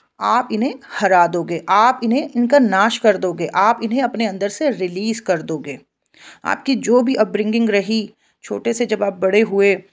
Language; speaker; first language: Hindi; native; Hindi